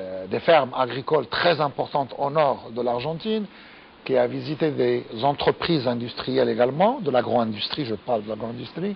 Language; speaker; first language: French; non-native, local second language; Arabic